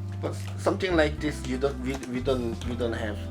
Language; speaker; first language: English; non-native, learner; Korean